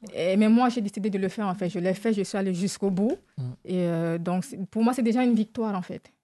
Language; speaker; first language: French; non-native, fluent; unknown